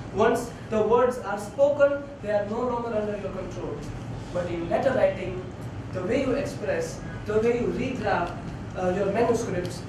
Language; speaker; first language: English; non-native, local second language; Gujarati